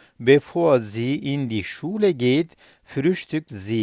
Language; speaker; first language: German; non-native, fluent; Turkish